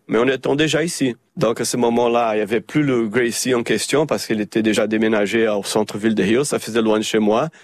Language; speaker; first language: French; early bilingual, heritage; Portuguese